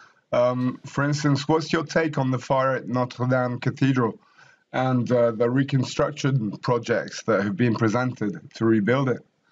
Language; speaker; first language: English; non-native, fluent; French